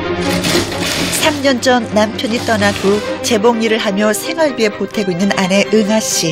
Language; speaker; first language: Korean; native; Korean